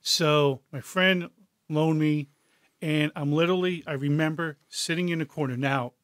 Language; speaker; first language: English; native; English